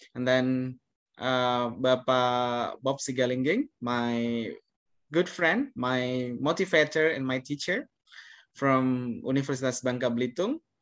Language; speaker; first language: English; non-native, fluent; Indonesian